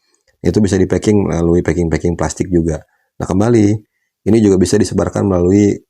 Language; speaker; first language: Indonesian; native; Indonesian